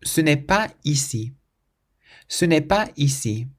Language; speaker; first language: French; non-native, fluent; English